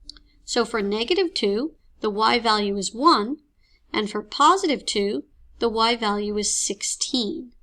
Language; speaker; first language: English; native; English